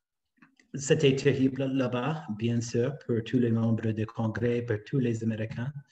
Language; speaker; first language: French; non-native, fluent; English